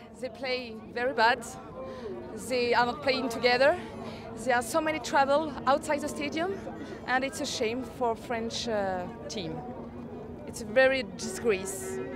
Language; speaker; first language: English; non-native, learner; French